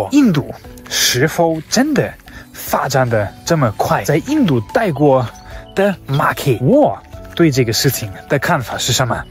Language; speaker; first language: Chinese; non-native, fluent; German